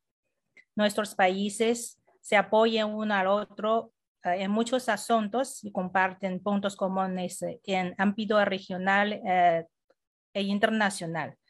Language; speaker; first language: Spanish; non-native, fluent; Chinese